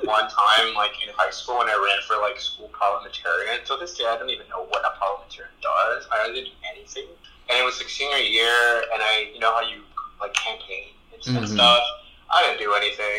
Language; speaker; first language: English; early bilingual, other home language; Spanish